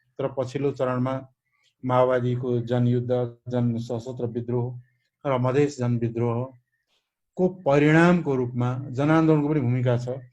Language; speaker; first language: Nepali; non-native, local second language; Maithili